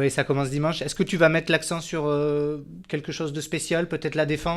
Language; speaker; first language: French; native; French